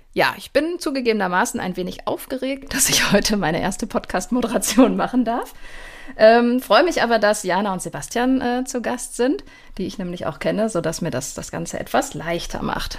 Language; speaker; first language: German; native; German